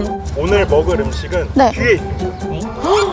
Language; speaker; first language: Korean; native; Korean